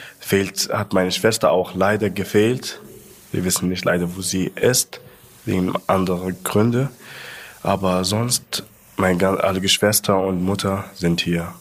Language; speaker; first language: German; non-native, fluent; Arabic